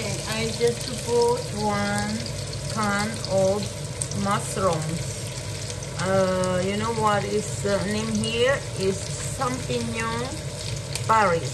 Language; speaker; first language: English; non-native, learner; Filipino